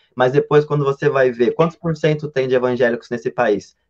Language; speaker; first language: Portuguese; native; Portuguese